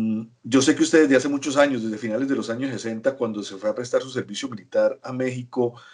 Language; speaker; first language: Spanish; native; Spanish